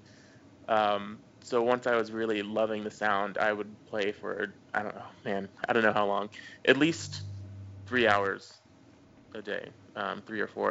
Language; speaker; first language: English; native; English